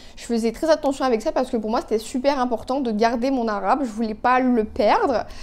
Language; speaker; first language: French; non-native, local second language; Arabic